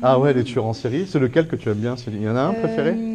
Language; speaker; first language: French; native; French